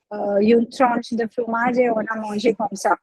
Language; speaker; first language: French; non-native, learner; Hindi